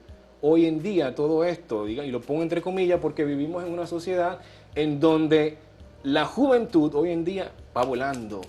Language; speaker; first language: Spanish; native; Spanish